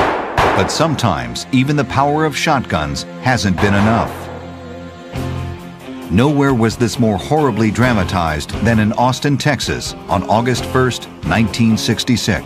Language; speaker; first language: English; native; English